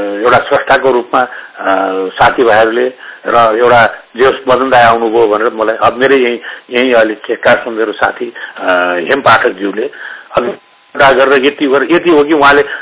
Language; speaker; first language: Nepali; non-native, local second language; Newari